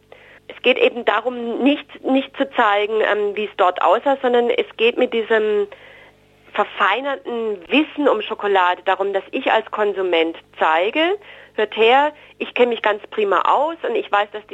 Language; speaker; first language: German; native; German